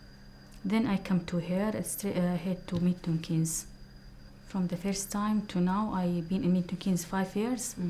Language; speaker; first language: English; non-native, learner; Arabic